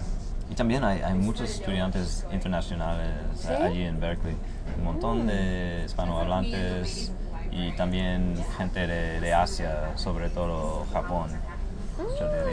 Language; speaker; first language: Spanish; non-native, fluent; English